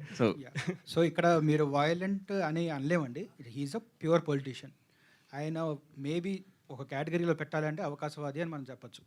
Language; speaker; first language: Telugu; native; Telugu